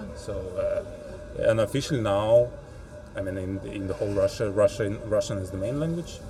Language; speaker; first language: English; non-native, fluent; Russian